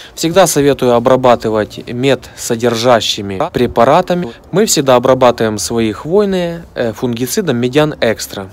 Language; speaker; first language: Russian; native; Russian